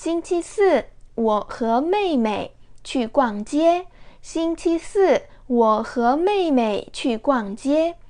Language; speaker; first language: Chinese; non-native, fluent; Korean